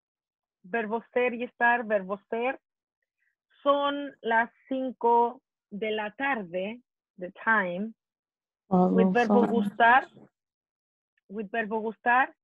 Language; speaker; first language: Spanish; non-native, fluent; English